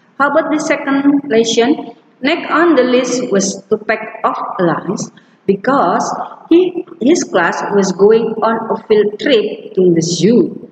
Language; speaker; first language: English; non-native, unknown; Indonesian